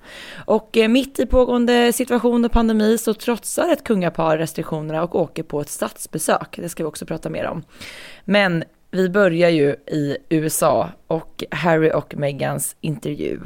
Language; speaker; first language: Swedish; native; Swedish